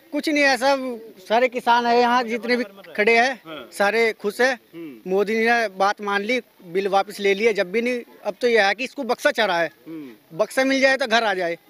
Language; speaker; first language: Hindi; native; Hindi